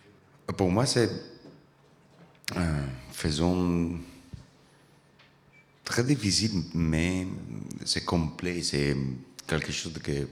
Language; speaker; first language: French; non-native, learner; Italian